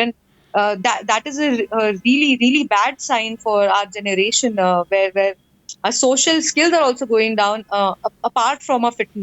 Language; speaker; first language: English; non-native, local second language; Hindi